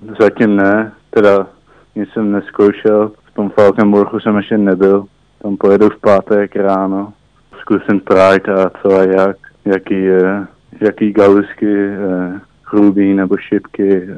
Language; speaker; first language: Czech; early bilingual, heritage; Czech